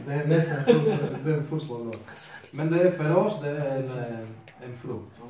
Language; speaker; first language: Swedish; non-native, fluent; Spanish